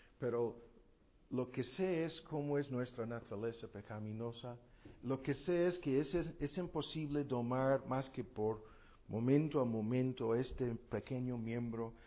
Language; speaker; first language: Spanish; non-native, fluent; English